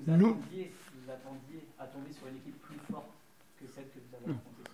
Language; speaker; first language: French; native; French